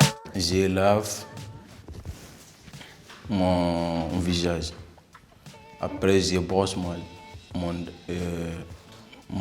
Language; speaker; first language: French; non-native, learner; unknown